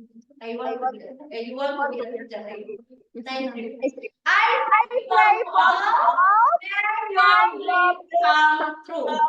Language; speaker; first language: English; non-native, learner; Indonesian